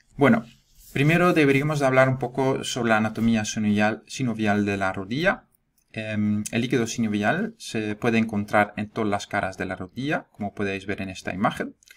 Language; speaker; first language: Spanish; non-native, fluent; Dutch